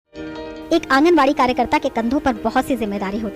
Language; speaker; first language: Hindi; native; Hindi